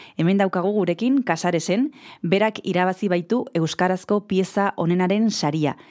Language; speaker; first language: Basque; native; Basque